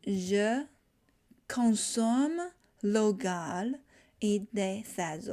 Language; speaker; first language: French; non-native, learner; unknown